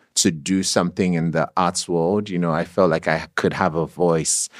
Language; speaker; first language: English; non-native, local second language; Yoruba